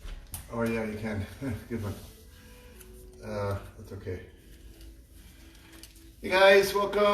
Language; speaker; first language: English; native; English